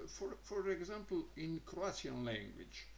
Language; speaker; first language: English; non-native, learner; Croatian